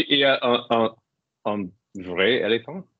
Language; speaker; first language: French; non-native, learner; English